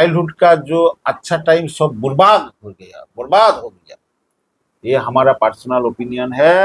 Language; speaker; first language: Hindi; non-native, local second language; Bangla